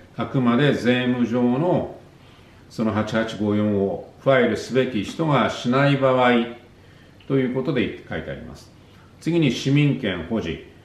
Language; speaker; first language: Japanese; native; Japanese